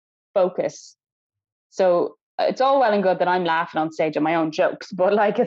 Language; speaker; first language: English; native; English